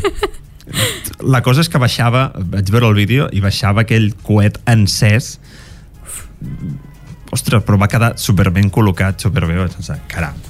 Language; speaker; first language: Catalan; native; Catalan